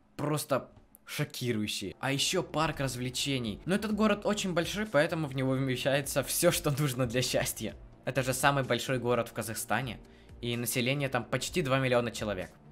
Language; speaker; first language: Russian; native; Russian